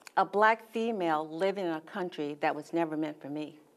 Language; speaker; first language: English; native; English